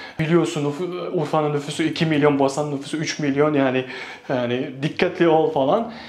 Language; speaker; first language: Turkish; non-native, fluent; Bosnian